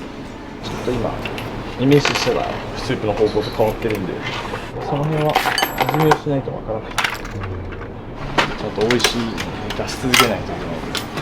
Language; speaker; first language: Japanese; native; Japanese